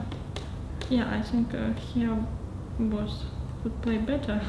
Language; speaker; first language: English; non-native, learner; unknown